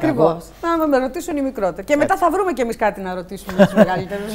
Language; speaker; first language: Greek; native; Greek